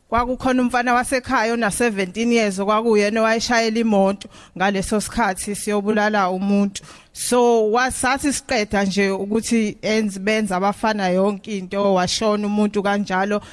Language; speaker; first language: Zulu; native; Zulu